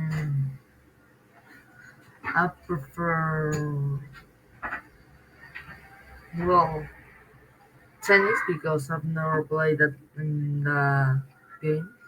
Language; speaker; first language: English; non-native, learner; Spanish